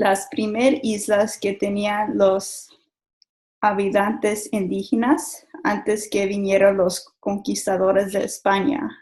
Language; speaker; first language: Spanish; non-native, learner; English